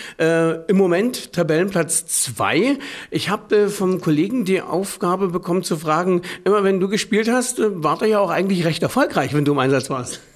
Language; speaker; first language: German; native; German